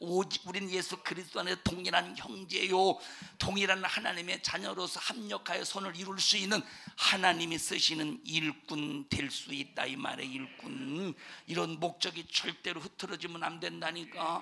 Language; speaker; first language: Korean; native; Korean